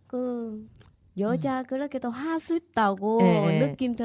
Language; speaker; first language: Korean; non-native, learner; Vietnamese